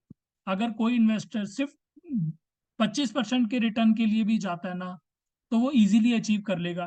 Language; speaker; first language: Hindi; native; Hindi